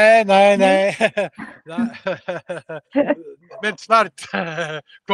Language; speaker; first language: Swedish; non-native, learner; Russian